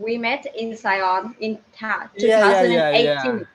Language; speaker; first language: English; non-native, learner; Vietnamese